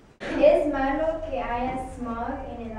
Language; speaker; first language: Spanish; non-native, learner; English